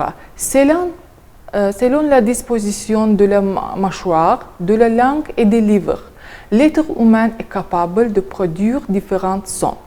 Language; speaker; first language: French; non-native, fluent; Azerbaijani